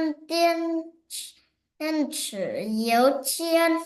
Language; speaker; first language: Chinese; non-native, learner; Vietnamese